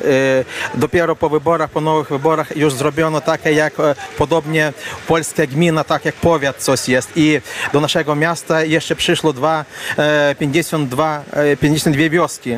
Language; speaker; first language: Polish; non-native, learner; Ukrainian